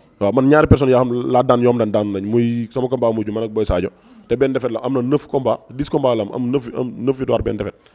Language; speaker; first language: Wolof; native; Wolof